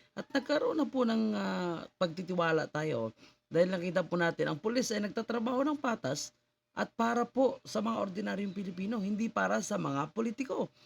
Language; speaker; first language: Filipino; non-native, local second language; Cebuano